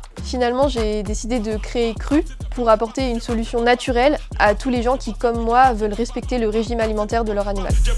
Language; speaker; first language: French; native; French